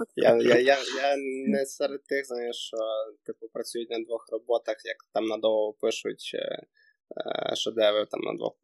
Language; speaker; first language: Ukrainian; native; Ukrainian